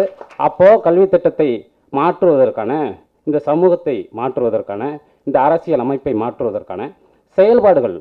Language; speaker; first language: Tamil; native; Tamil